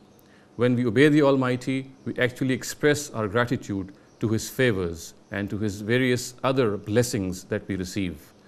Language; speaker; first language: English; non-native, local second language; Urdu